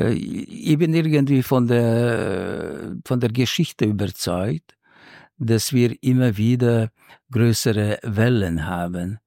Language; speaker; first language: German; non-native, fluent; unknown